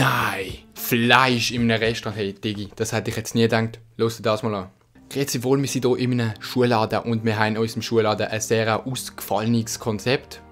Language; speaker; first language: German; native; German